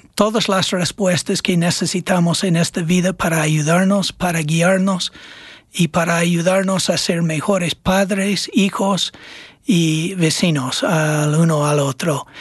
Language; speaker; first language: Spanish; non-native, fluent; English